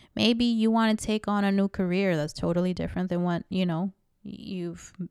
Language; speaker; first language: English; early bilingual, other home language; Spanish